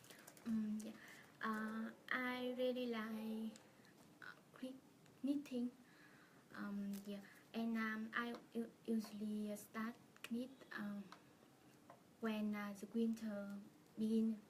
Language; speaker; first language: English; non-native, learner; Vietnamese